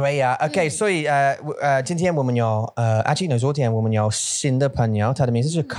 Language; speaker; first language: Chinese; non-native, learner; English